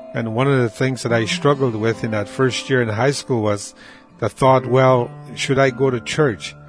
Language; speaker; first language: English; non-native, fluent; Cree